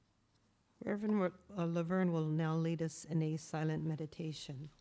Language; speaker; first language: English; native; English